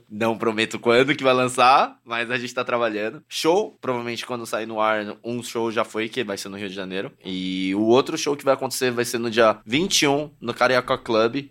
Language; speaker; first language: Portuguese; early bilingual, other home language; Korean